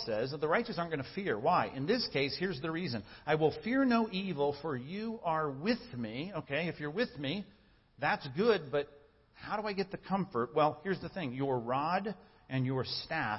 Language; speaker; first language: English; native; English